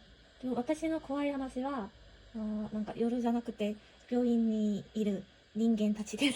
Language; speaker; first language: Japanese; non-native, learner; Korean